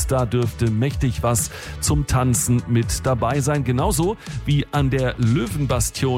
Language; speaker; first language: German; native; German